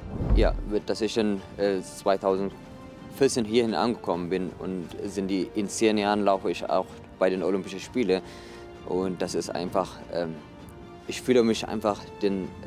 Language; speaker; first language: German; non-native, fluent; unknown